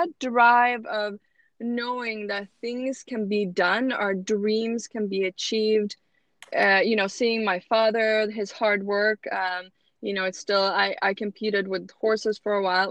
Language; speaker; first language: English; non-native, fluent; Swedish